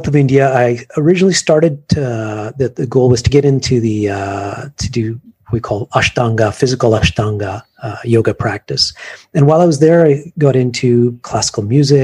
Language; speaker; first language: English; native; English